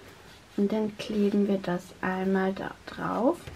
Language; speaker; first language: German; native; German